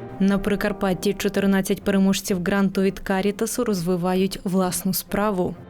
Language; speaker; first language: Ukrainian; native; Ukrainian